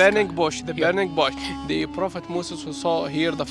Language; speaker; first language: English; non-native, learner; Arabic